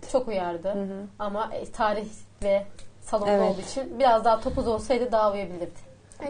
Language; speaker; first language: Turkish; native; Turkish